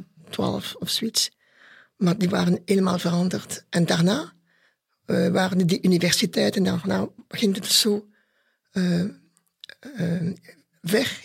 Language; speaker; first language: Dutch; non-native, local second language; French